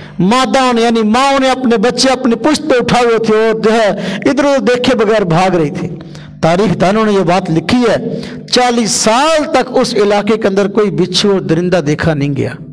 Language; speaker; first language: Urdu; non-native, local second language; Punjabi